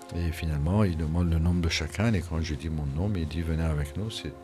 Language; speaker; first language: French; non-native, fluent; Persian